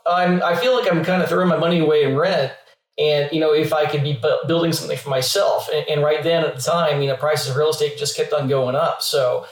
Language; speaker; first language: English; native; English